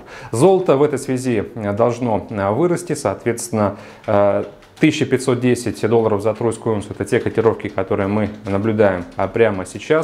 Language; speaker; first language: Russian; native; Russian